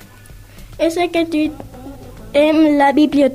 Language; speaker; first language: French; non-native, learner; Spanish